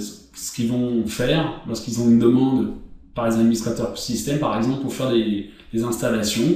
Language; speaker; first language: French; native; French